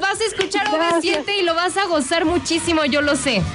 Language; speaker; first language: Spanish; native; Spanish